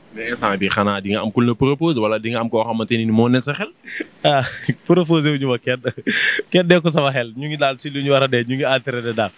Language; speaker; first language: Wolof; native; Wolof